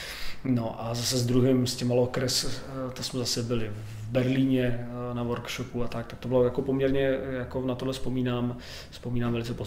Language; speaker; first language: Czech; native; Czech